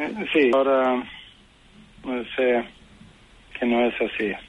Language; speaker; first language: Spanish; non-native, fluent; Swedish